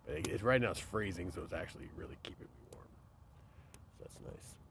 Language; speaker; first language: English; native; English